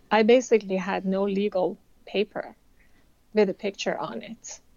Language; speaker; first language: English; early bilingual, other home language; Persian